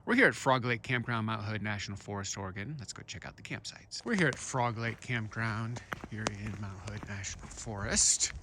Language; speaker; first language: English; native; English